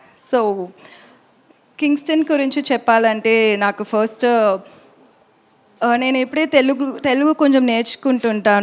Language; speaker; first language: Telugu; non-native, learner; Tamil